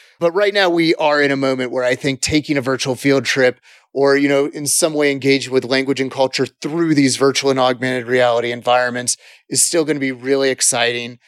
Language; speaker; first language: English; native; English